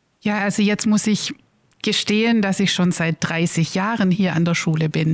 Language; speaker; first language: German; native; German